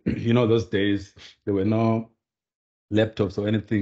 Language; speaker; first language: English; non-native, local second language; Shona